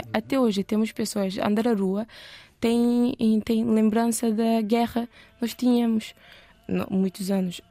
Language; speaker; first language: Portuguese; non-native, learner; Turkish